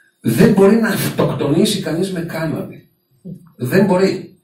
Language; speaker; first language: Greek; native; Greek